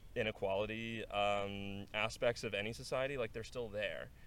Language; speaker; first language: English; non-native, fluent; Norwegian